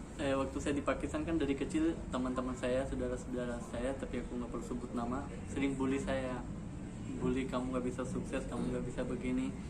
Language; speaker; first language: Indonesian; non-native, fluent; Urdu